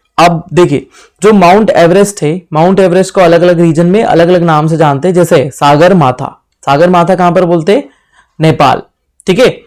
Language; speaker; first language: Hindi; native; Hindi